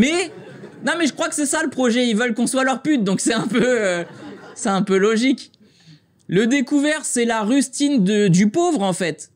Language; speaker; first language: French; native; French